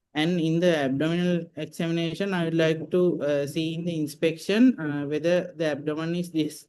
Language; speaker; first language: English; non-native, local second language; Sinhala